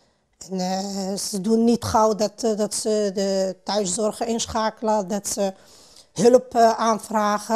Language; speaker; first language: Dutch; non-native, fluent; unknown